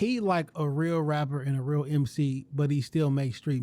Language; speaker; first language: English; native; English